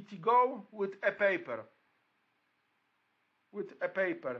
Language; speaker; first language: English; non-native, fluent; Polish